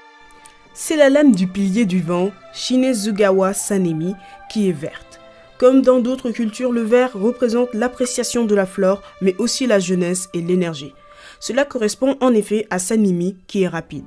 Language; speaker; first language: French; native; French